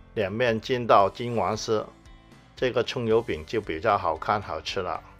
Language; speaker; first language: Chinese; non-native, local second language; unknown